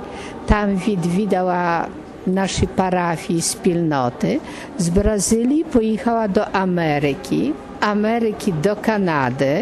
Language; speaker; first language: Polish; non-native, learner; Ukrainian